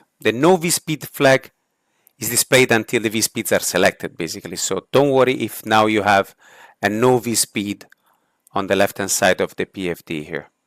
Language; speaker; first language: English; non-native, fluent; Italian